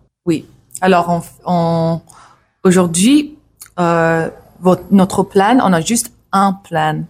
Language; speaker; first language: French; non-native, learner; English